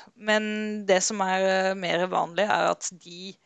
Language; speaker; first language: Norwegian; non-native, fluent; Dutch